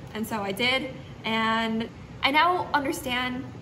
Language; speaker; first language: English; early bilingual, other home language; Chinese